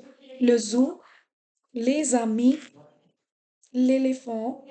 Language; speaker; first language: French; non-native, fluent; Hindi